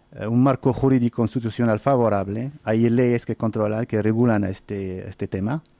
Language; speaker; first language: Spanish; non-native, fluent; Arabic